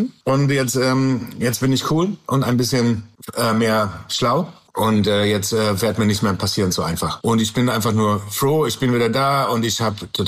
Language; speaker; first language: German; non-native, learner; English